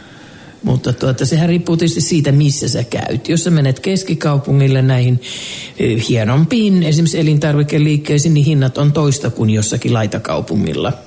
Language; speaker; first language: Finnish; native; Finnish